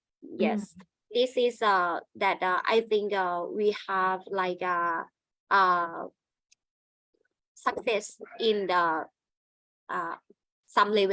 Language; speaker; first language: English; non-native, learner; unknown